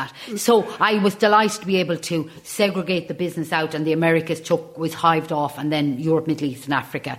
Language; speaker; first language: English; native; English